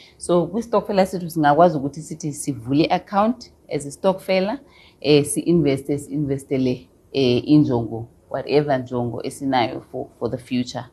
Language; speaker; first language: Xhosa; non-native, local second language; Zulu